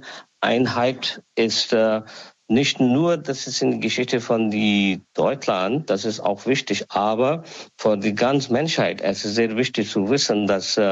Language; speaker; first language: German; non-native, learner; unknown